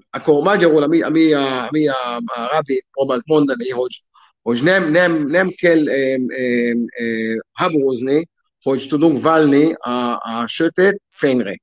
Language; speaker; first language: Hungarian; non-native, learner; Hebrew